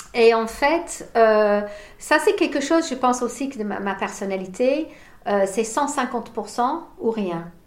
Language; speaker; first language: French; non-native, fluent; English